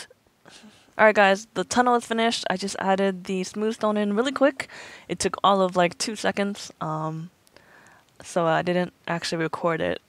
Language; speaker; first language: English; native; English